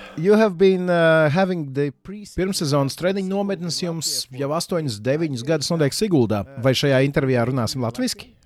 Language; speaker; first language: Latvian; native; Latvian